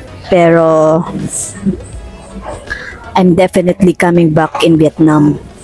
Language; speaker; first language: English; non-native, local second language; Aklanon